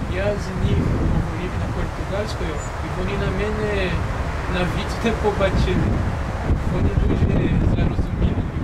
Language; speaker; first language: Ukrainian; non-native, learner; Portuguese